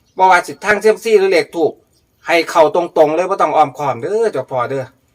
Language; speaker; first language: Thai; native; Thai